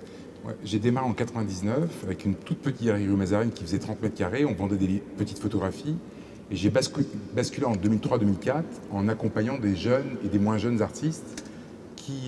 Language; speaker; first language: French; native; French